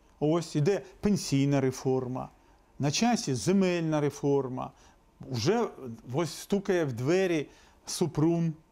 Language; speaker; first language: Ukrainian; non-native, local second language; Russian